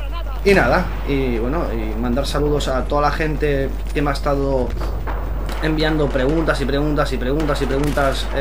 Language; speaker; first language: Spanish; native; Spanish